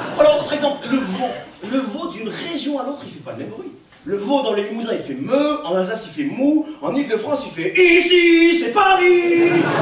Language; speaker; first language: French; native; French